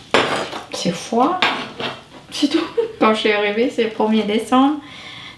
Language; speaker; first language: French; non-native, learner; Vietnamese